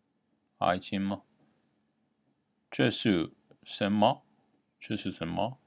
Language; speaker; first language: Chinese; non-native, learner; Japanese